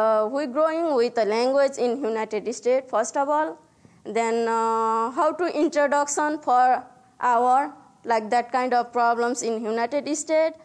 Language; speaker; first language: English; non-native, learner; Nepali